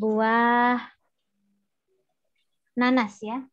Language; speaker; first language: Indonesian; native; Indonesian